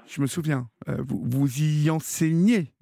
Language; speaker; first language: French; native; French